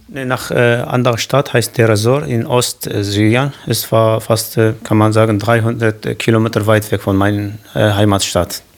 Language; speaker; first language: German; non-native, learner; Kurdish